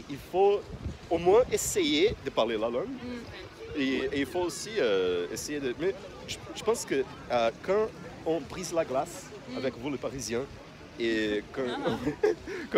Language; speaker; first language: French; non-native, fluent; Portuguese